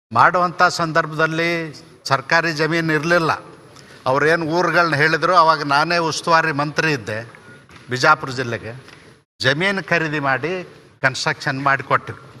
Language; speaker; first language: Kannada; native; Kannada